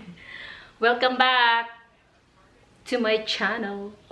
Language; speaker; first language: English; non-native, learner; Filipino